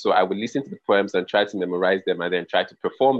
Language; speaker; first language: English; non-native, local second language; Igbo